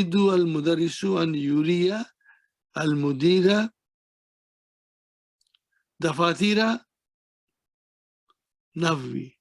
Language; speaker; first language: Arabic; non-native, fluent; Urdu